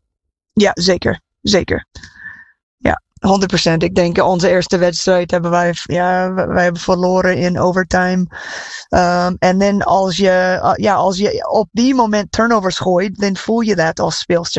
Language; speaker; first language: Dutch; non-native, fluent; English